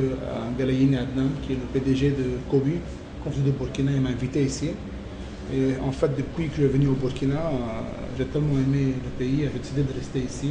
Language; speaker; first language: French; non-native, local second language; Arabic